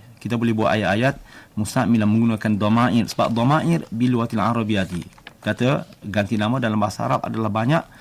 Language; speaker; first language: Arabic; non-native, fluent; Malay